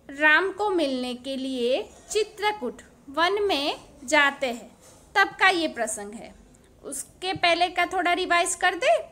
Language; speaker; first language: Hindi; non-native, local second language; Gujarati